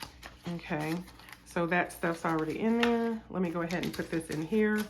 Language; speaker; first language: English; native; English